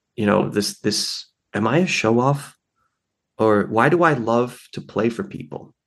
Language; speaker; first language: English; native; English